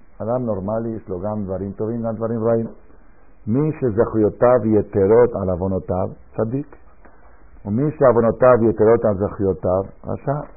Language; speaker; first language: Hebrew; non-native, fluent; Spanish